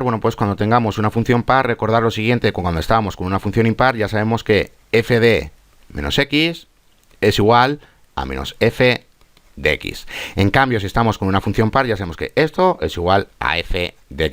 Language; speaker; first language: Spanish; native; Spanish